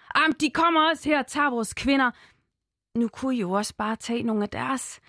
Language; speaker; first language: Danish; early bilingual, other home language; Arabic